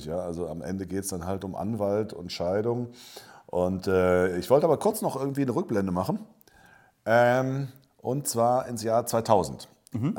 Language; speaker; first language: German; native; German